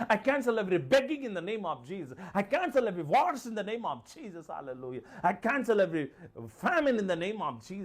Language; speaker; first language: English; non-native, local second language; Telugu